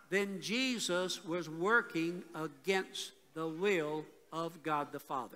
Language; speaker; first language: English; native; English